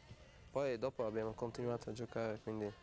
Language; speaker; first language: Italian; non-native, fluent; Dutch